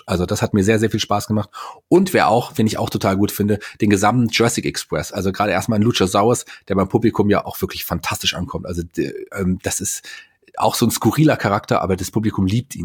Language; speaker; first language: German; native; German